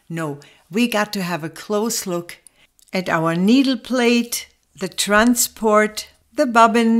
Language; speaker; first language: English; non-native, fluent; German